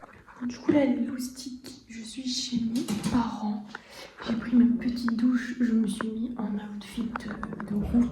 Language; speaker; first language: French; native; French